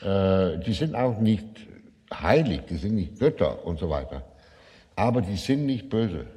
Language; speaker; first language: German; non-native, fluent; Danish